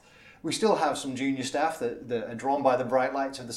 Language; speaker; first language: English; native; English